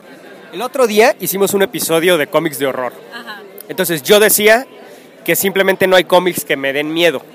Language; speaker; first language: Spanish; native; Spanish